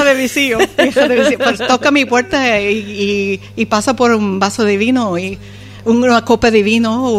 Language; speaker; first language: Spanish; non-native, fluent; English